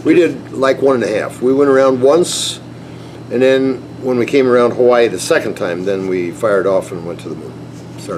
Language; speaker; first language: English; native; English